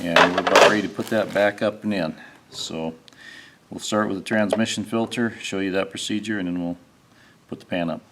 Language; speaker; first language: English; native; English